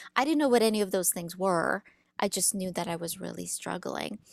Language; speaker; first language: English; early bilingual, other home language; Russian